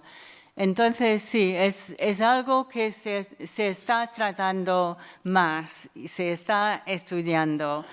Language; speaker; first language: Spanish; non-native, fluent; English